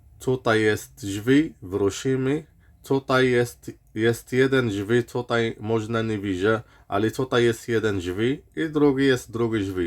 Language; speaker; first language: Polish; non-native, learner; Arabic